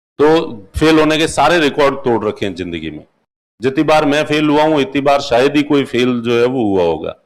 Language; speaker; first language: Hindi; non-native, local second language; Marwari